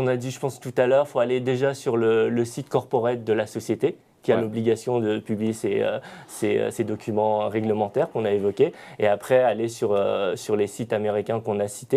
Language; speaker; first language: French; native; French